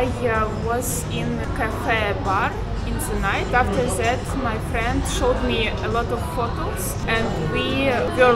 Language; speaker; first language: English; non-native, learner; Russian